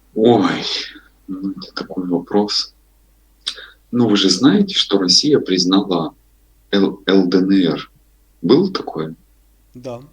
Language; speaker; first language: Russian; native; Russian